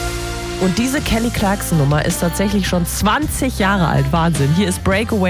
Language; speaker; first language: German; native; German